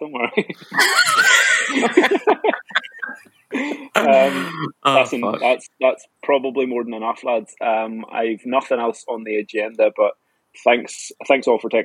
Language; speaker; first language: English; native; English